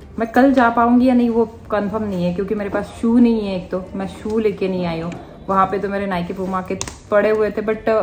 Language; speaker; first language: Hindi; native; Hindi